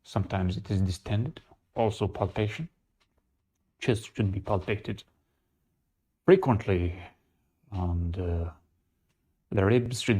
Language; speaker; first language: English; non-native, fluent; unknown